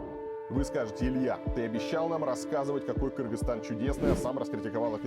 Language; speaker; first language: Russian; native; Russian